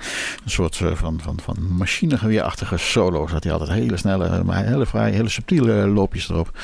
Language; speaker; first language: Dutch; native; Dutch